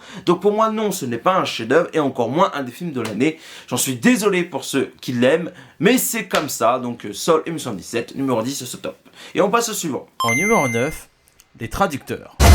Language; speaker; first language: French; native; French